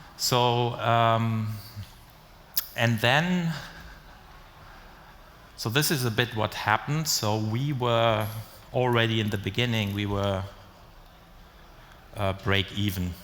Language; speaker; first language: English; non-native, fluent; German